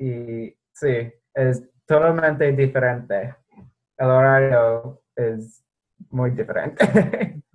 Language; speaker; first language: Spanish; non-native, fluent; English